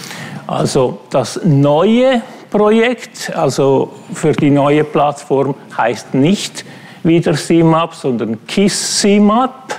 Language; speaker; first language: German; non-native, fluent; Italian